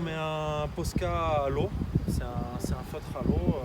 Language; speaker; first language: French; native; French